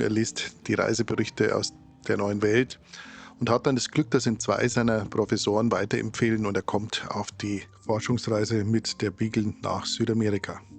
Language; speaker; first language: German; native; German